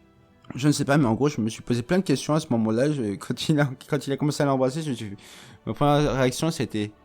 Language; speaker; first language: French; native; French